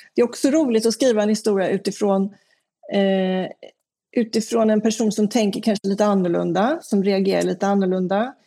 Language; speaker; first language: Swedish; native; Swedish